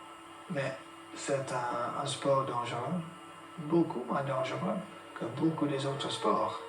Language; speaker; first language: French; non-native, fluent; English